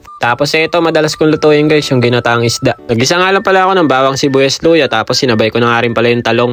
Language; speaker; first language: Filipino; native; Filipino